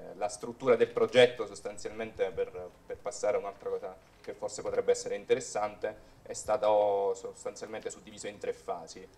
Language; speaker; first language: Italian; native; Italian